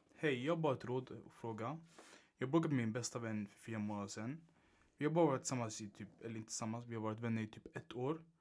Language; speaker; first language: Swedish; early bilingual, other home language; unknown